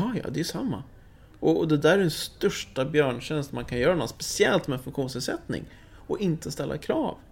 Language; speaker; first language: Swedish; native; Swedish